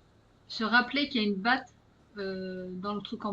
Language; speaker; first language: French; native; French